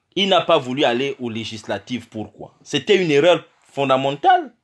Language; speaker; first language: French; non-native, local second language; Fang